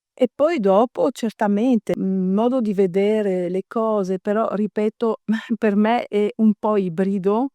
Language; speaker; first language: Italian; early bilingual, heritage; Italian